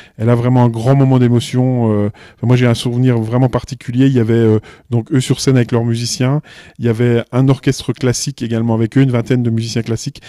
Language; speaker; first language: French; native; French